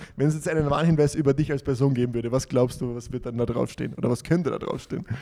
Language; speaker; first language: German; native; German